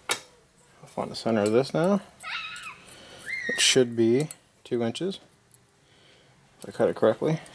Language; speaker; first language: English; native; English